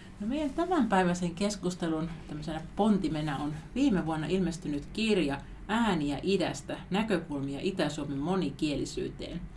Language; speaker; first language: Finnish; native; Finnish